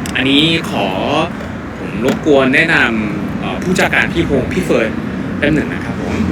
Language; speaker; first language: Thai; non-native, fluent; Korean